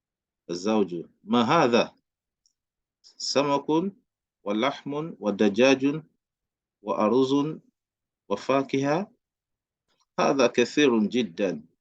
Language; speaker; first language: Arabic; non-native, fluent; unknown